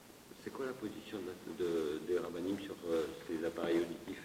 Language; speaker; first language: French; native; French